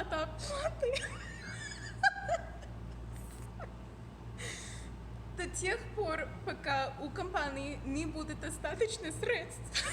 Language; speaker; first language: Russian; non-native, fluent; English